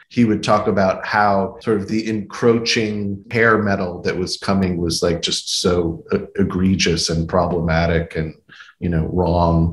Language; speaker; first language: English; native; English